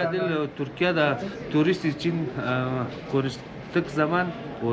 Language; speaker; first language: Turkish; non-native, learner; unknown